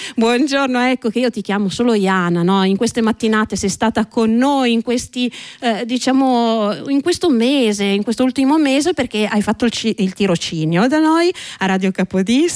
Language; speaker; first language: Italian; native; Italian